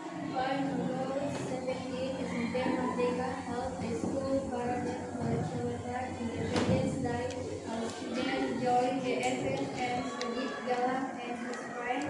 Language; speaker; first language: English; non-native, learner; Indonesian